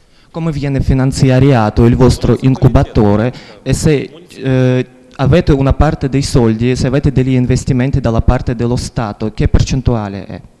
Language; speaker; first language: Italian; non-native, fluent; Russian